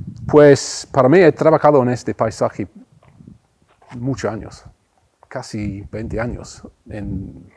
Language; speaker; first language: Spanish; non-native, fluent; English